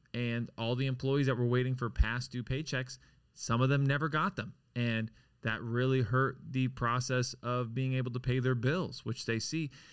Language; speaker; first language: English; native; English